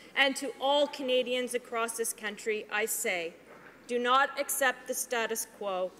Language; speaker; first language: English; native; English